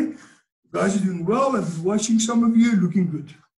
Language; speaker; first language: English; non-native, local second language; Afrikaans